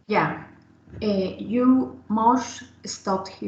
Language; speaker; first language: English; non-native, learner; Spanish